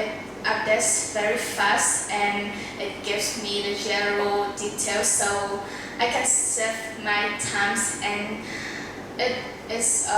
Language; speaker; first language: English; non-native, learner; Vietnamese